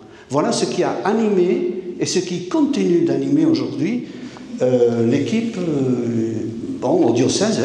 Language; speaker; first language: French; native; French